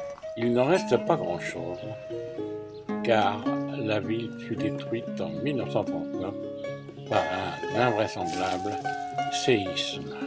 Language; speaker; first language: French; native; French